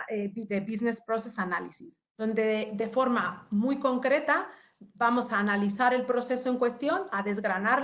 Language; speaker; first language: Spanish; native; Spanish